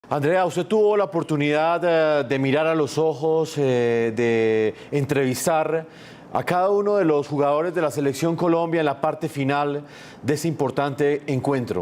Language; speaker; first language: Spanish; native; Spanish